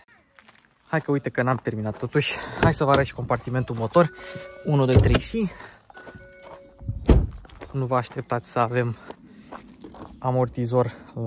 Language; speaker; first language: Romanian; native; Romanian